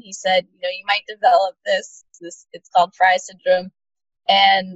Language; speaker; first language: English; native; English